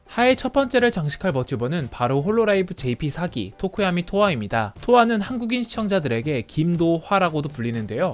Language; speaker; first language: Korean; native; Korean